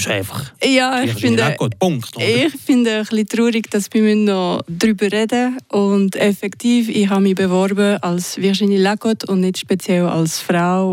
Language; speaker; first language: German; non-native, local second language; French